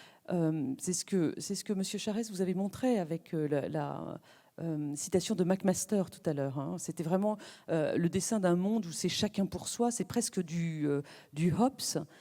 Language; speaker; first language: French; native; French